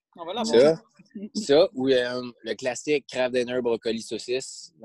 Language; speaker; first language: French; native; French